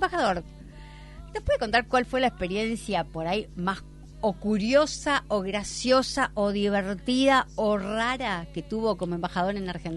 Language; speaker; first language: Spanish; native; Spanish